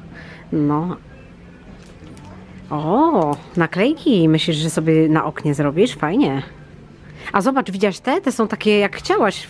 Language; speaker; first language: Polish; native; Polish